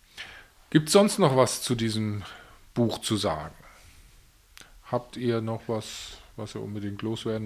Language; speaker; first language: German; native; German